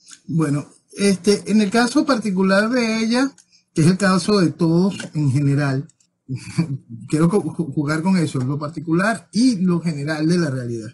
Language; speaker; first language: Spanish; native; Spanish